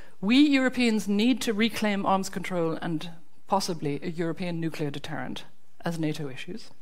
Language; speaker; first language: English; non-native, fluent; German